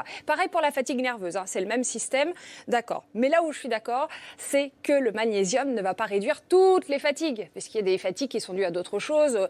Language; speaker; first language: French; native; French